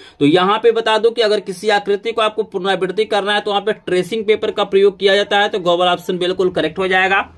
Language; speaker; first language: Hindi; native; Hindi